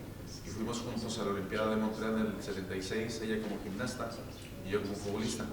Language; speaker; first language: Spanish; native; Spanish